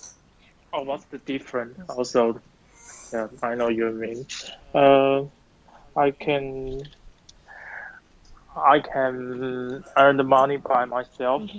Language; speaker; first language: English; non-native, learner; Chinese